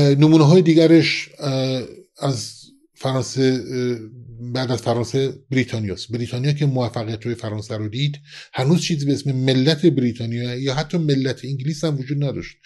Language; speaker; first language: Persian; non-native, local second language; Kurdish